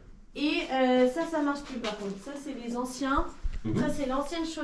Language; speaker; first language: French; native; French